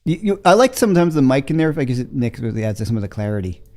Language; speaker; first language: English; native; English